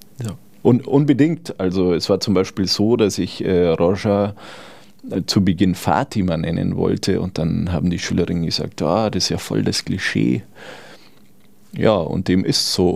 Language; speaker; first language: German; native; German